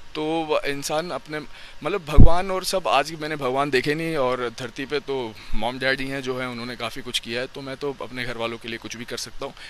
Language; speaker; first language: Hindi; native; Hindi